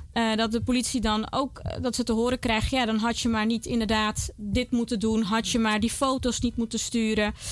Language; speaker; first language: Dutch; native; Dutch